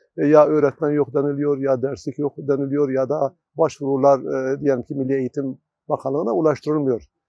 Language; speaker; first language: Turkish; non-native, local second language; Kurdish